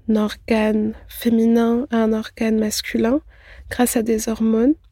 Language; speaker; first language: French; non-native, local second language; Arabic